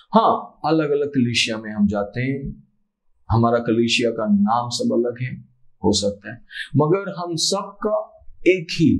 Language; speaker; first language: Hindi; non-native, local second language; Malayalam